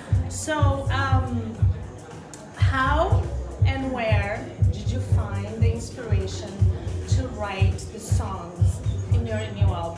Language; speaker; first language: English; non-native, fluent; Portuguese